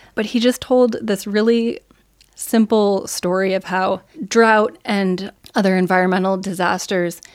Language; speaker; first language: English; native; English